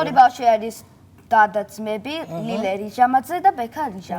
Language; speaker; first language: Georgian; early bilingual, heritage; Georgian